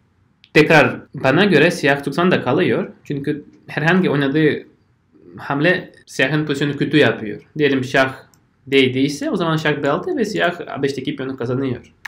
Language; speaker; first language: Turkish; non-native, fluent; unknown